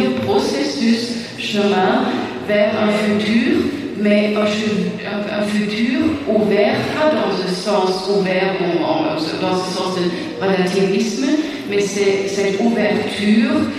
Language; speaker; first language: French; non-native, fluent; German